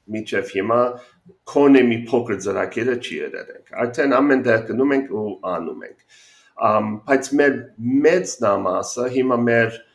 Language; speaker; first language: Armenian; early bilingual, heritage; Armenian